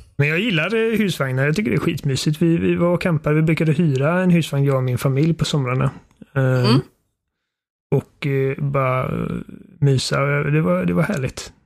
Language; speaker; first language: Swedish; native; Swedish